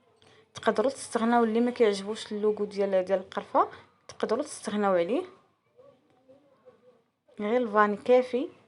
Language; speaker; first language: Arabic; native; Arabic